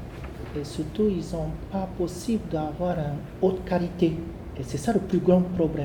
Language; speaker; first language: French; non-native, learner; Japanese